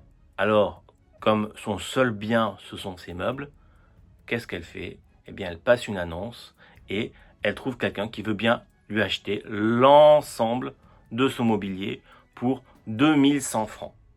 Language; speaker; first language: French; native; French